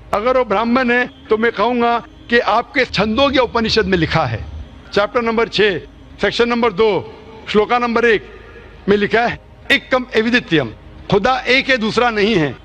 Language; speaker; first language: Urdu; non-native, local second language; Konkani